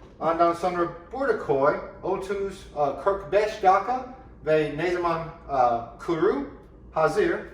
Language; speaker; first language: Turkish; non-native, learner; English